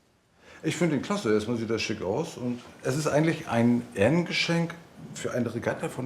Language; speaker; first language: German; native; German